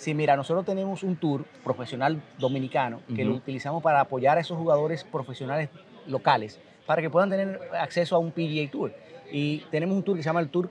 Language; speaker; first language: Spanish; native; Spanish